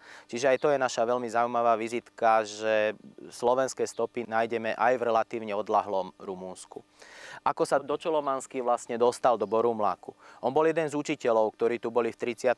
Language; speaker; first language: Slovak; native; Slovak